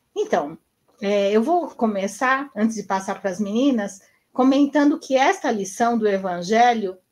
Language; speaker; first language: Portuguese; native; Portuguese